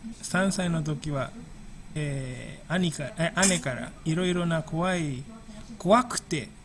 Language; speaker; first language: Japanese; non-native, fluent; Indonesian